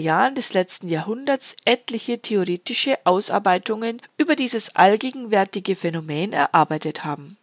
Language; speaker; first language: German; native; German